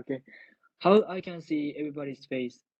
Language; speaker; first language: English; non-native, learner; Japanese